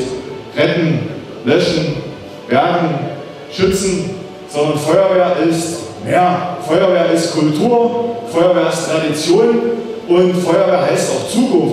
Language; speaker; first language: German; native; German